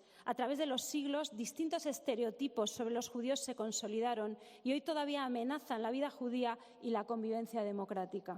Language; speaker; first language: Spanish; native; Spanish